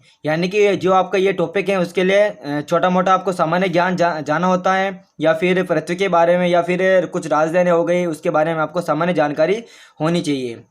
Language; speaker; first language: Hindi; native; Hindi